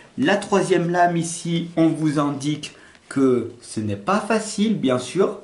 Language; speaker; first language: French; native; French